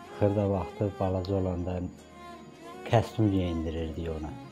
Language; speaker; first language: Azerbaijani; native; Azerbaijani